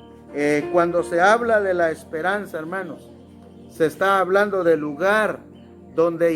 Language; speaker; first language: Spanish; native; Spanish